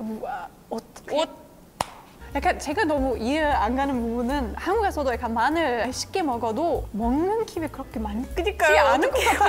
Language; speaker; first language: Korean; non-native, fluent; German